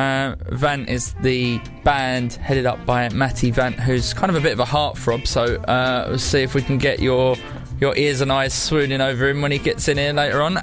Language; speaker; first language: English; native; English